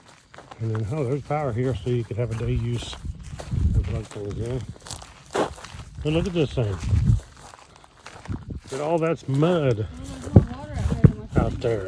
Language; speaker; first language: English; native; English